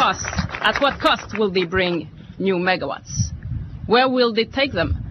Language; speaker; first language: English; non-native, fluent; French